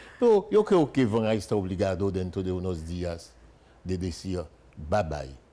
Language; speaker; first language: Spanish; non-native, fluent; Haitian Creole